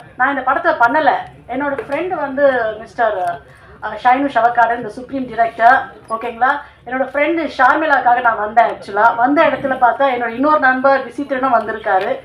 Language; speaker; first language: Tamil; non-native, local second language; Telugu